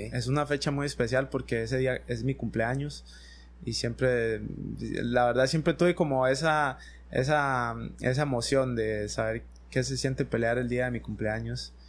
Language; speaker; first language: Spanish; native; Spanish